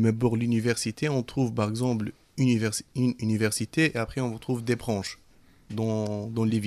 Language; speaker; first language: French; non-native, fluent; Arabic